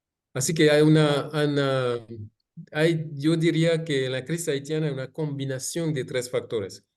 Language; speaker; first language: Spanish; non-native, fluent; Haitian Creole